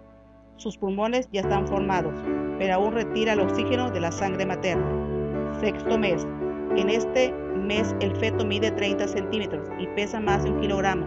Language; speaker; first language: Spanish; native; Spanish